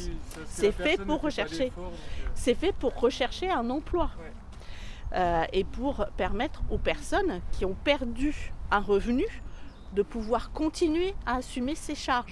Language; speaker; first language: French; native; French